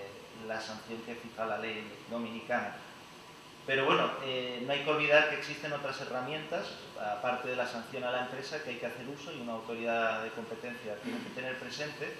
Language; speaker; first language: Spanish; native; Spanish